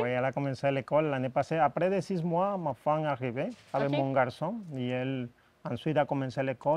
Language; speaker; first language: French; non-native, learner; Spanish